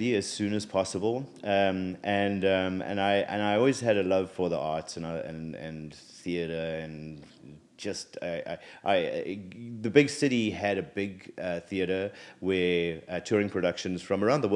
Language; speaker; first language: English; native; English